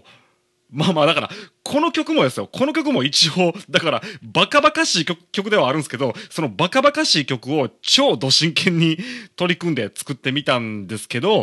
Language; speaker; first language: Japanese; native; Japanese